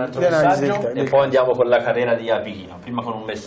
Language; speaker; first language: Italian; native; Italian